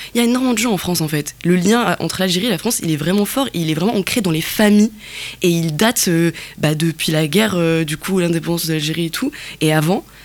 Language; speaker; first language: French; non-native, local second language; Kabyle